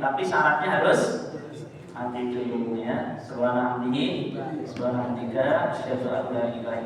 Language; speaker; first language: Indonesian; native; Indonesian